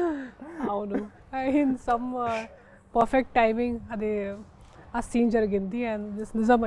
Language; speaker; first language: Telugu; non-native, local second language; Hindi